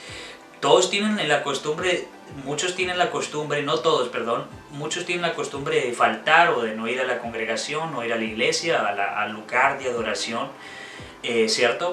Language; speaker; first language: Spanish; native; Spanish